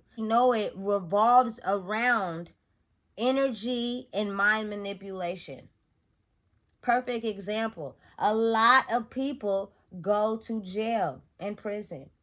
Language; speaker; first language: English; native; English